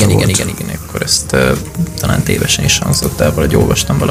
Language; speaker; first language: Hungarian; native; Hungarian